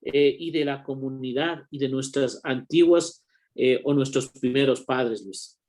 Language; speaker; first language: Spanish; native; Spanish